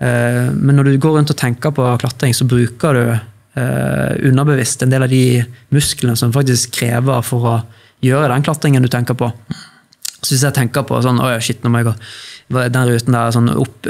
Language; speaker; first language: Norwegian; native; Norwegian